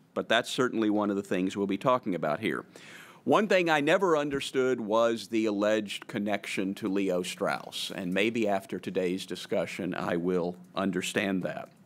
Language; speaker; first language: English; native; English